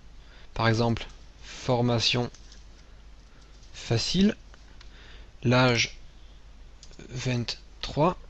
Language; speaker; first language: French; native; French